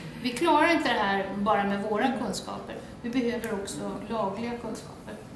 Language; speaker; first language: Swedish; non-native, fluent; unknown